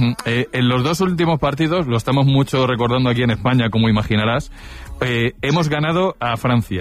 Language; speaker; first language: Spanish; native; Spanish